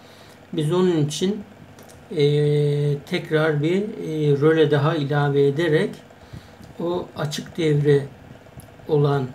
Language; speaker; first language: Turkish; native; Turkish